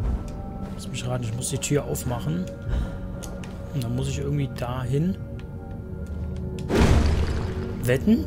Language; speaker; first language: German; native; German